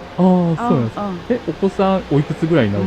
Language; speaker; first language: Japanese; native; Japanese